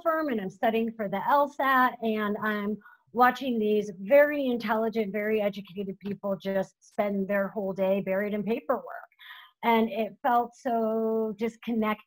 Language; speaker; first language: English; native; English